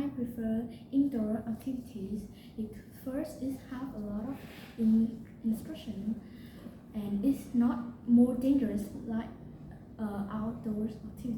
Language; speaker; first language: English; non-native, learner; Vietnamese